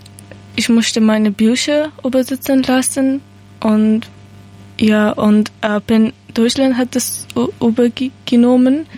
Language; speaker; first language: German; non-native, learner; Persian